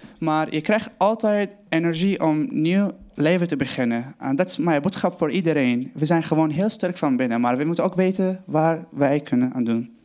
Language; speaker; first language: Dutch; non-native, learner; Arabic